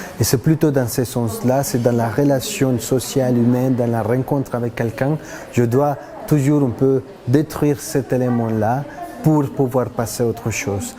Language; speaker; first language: French; non-native, fluent; Spanish